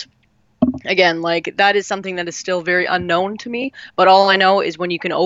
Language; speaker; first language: English; native; English